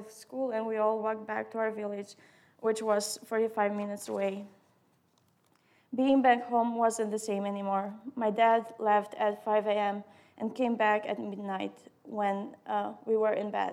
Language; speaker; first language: English; non-native, fluent; Albanian